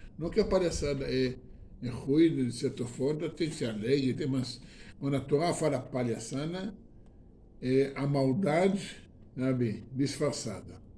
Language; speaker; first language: Portuguese; non-native, fluent; Hebrew